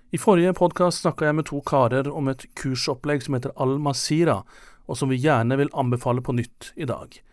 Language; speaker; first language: Norwegian; native; Norwegian